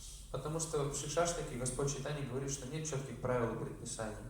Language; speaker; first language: Russian; native; Russian